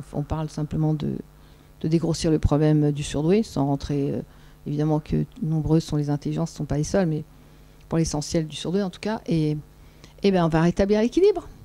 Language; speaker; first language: French; native; French